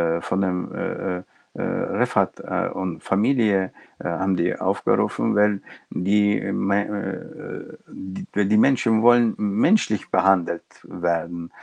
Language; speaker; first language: German; non-native, local second language; Turkish